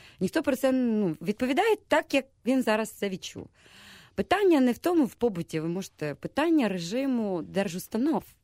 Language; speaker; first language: Ukrainian; native; Ukrainian